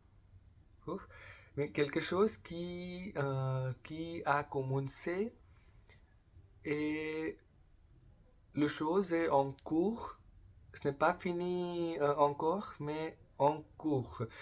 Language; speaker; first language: French; non-native, learner; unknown